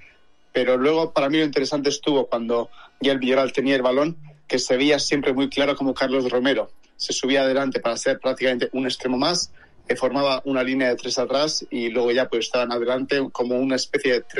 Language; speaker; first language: Spanish; native; Spanish